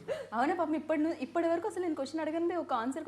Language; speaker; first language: Telugu; native; Telugu